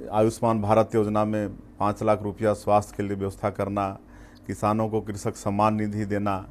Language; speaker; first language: Hindi; native; Hindi